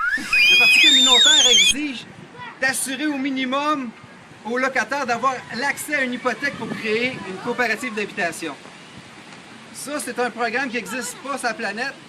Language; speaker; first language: French; native; French